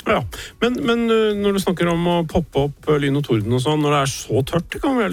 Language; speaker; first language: Norwegian; native; Norwegian